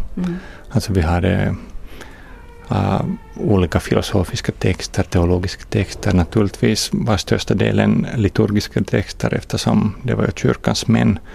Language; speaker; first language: Swedish; non-native, fluent; Finnish